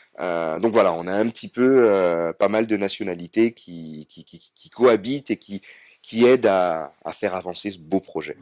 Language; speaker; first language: French; native; French